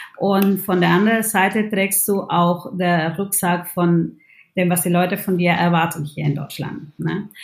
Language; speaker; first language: German; non-native, fluent; Spanish